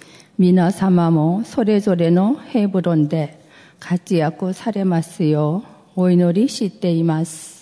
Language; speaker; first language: Japanese; non-native, fluent; Korean